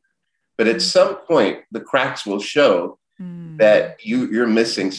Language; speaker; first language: English; native; English